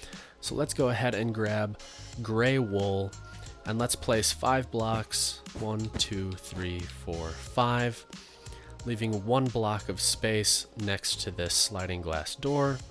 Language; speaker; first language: English; native; English